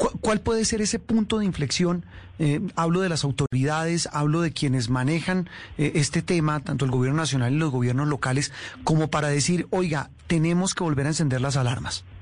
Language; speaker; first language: Spanish; native; Spanish